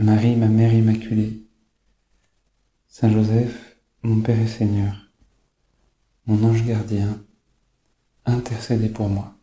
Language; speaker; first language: French; native; French